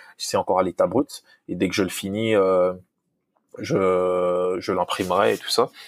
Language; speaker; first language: French; non-native, local second language; Lingala